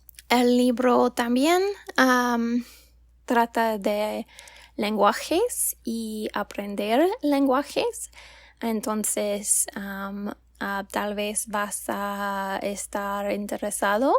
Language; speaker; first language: Spanish; non-native, learner; English